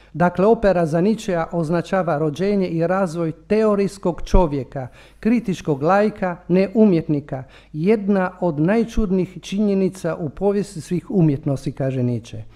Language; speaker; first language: Croatian; non-native, local second language; Italian